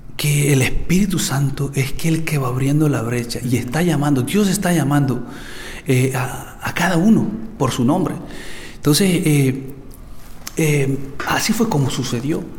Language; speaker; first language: Spanish; native; Spanish